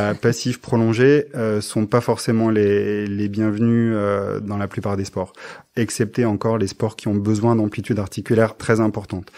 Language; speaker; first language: French; native; French